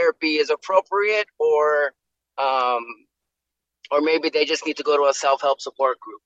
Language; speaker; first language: English; native; English